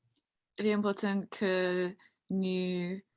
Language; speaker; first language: French; non-native, learner; English